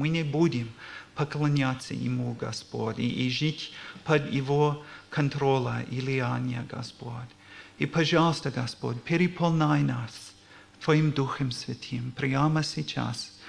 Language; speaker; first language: Russian; non-native, learner; English